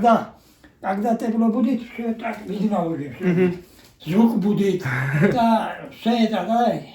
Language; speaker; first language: Russian; non-native, learner; Georgian